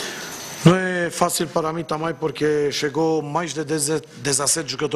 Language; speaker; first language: Portuguese; non-native, learner; Spanish